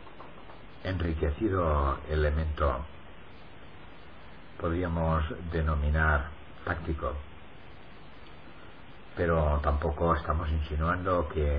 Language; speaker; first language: Spanish; native; Spanish